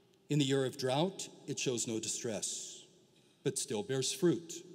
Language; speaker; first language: English; early bilingual, other home language; Portuguese